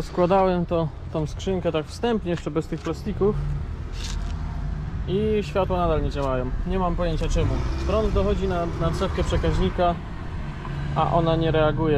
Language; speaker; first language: Polish; native; Polish